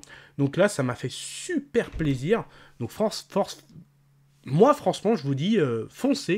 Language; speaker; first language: French; native; French